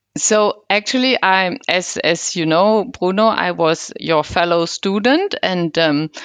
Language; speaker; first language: English; non-native, fluent; German